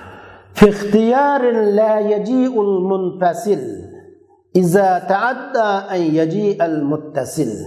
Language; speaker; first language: Arabic; non-native, fluent; Uzbek